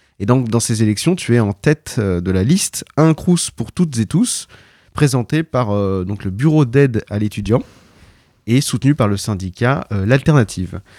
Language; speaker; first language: French; native; French